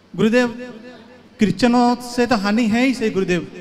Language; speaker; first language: Hindi; native; Hindi